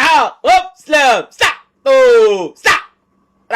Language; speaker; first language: Arabic; native; Arabic